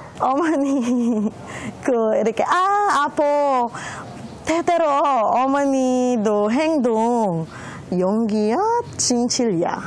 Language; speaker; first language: Korean; non-native, learner; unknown